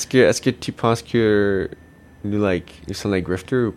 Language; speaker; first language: French; non-native, local second language; English